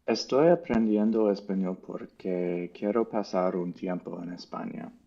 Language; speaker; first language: Spanish; non-native, learner; English